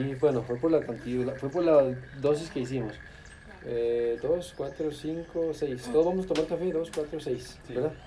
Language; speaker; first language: Spanish; native; Spanish